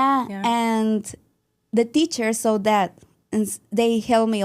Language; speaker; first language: English; non-native, learner; Spanish